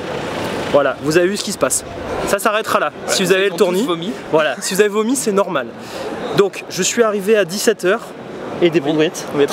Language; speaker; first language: French; native; French